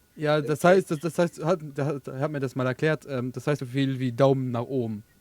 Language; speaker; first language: German; non-native, local second language; Luxembourgish